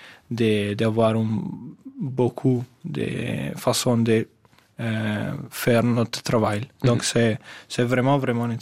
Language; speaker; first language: French; non-native, fluent; Italian